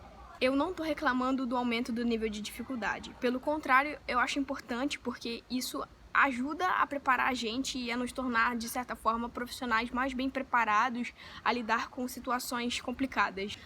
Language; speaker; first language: Portuguese; native; Portuguese